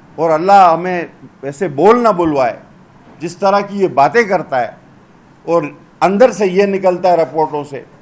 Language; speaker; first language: Urdu; non-native, local second language; Sindhi